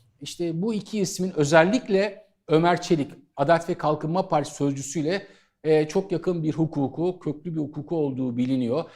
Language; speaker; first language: Turkish; native; Turkish